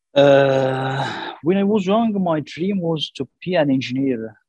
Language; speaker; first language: English; non-native, learner; Arabic